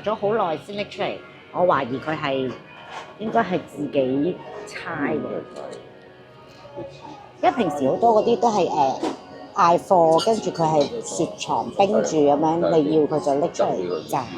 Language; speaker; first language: Cantonese; native; Cantonese